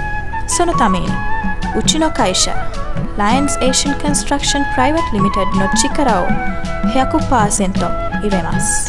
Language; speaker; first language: Japanese; non-native, learner; Sinhala